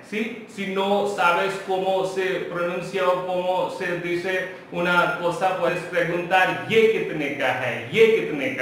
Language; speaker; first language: Spanish; non-native, local second language; Hindi